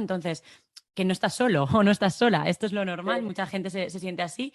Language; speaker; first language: Spanish; native; Spanish